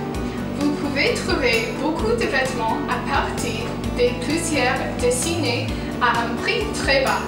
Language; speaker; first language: French; non-native, learner; English